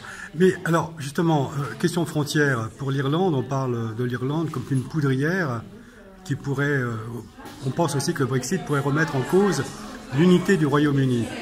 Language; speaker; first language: French; native; French